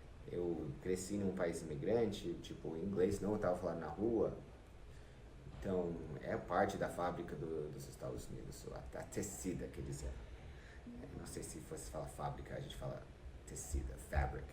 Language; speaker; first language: Portuguese; non-native, fluent; English